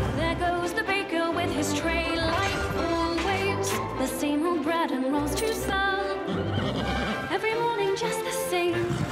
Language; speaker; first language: English; native; English